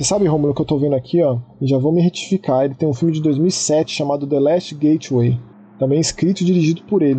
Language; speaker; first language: Portuguese; native; Portuguese